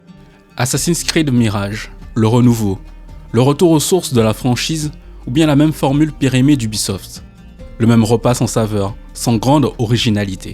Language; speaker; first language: French; native; French